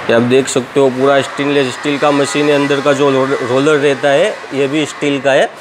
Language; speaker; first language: Hindi; non-native, local second language; Gujarati